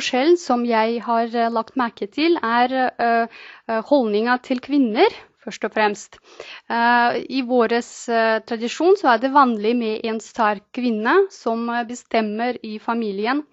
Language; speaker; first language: Norwegian; non-native, fluent; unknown